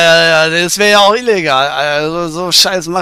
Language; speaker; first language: German; native; German